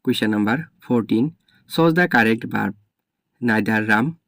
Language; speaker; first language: English; non-native, local second language; Assamese